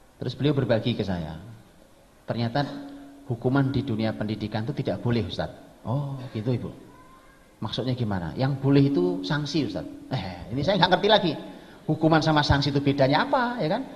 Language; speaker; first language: Indonesian; native; Indonesian